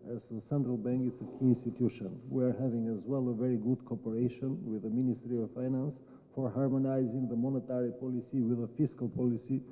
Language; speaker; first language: English; non-native, fluent; Albanian